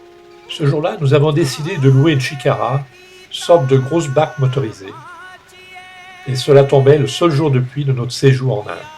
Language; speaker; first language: French; native; French